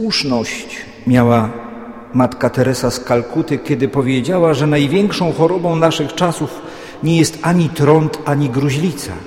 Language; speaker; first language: Polish; native; Polish